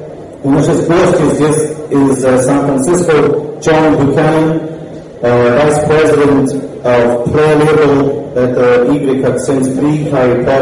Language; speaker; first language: Russian; non-native, learner; English